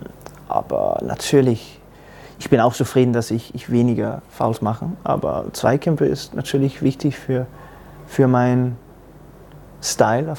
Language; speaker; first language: German; non-native, learner; Danish